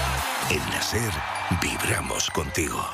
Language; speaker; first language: Spanish; native; Spanish